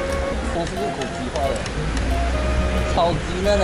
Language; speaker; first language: Chinese; native; Chinese